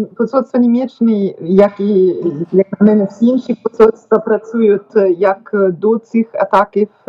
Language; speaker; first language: Ukrainian; non-native, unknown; German